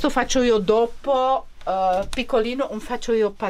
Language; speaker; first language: Italian; non-native, learner; Czech